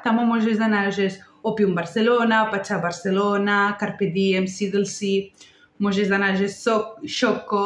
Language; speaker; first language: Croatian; non-native, learner; Spanish